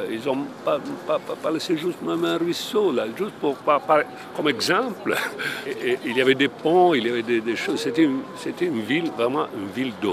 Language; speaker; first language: French; non-native, fluent; Italian